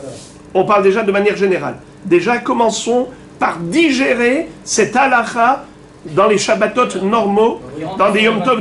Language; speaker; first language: French; native; French